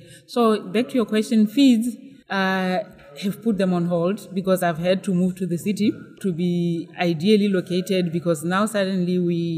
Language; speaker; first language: English; non-native, local second language; Tswana